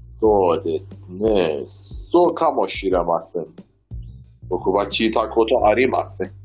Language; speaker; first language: Japanese; non-native, learner; Persian